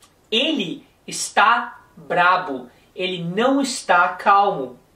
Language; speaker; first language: Portuguese; native; Portuguese